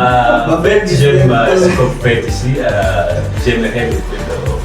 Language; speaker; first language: French; non-native, learner; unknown